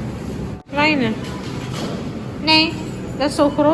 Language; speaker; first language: Dutch; non-native, learner; Cebuano